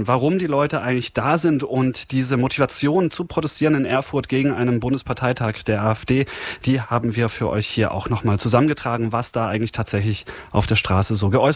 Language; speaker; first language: German; native; German